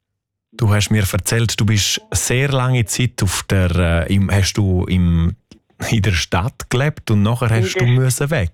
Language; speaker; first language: German; native; German